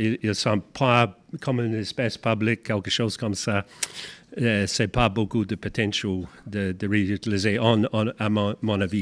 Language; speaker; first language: French; non-native, learner; English